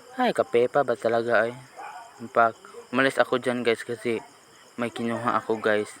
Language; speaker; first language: Filipino; non-native, local second language; Cebuano